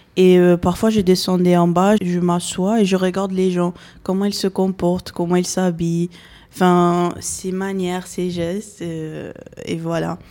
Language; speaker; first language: French; non-native, fluent; Portuguese